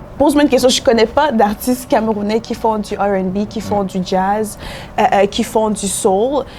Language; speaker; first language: French; native; French